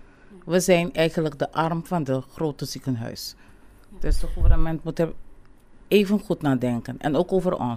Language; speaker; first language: Dutch; non-native, local second language; Papiamento